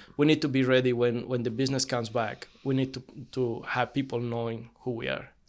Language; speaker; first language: English; non-native, fluent; Spanish